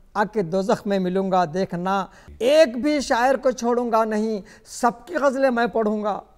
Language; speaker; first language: Urdu; native; Urdu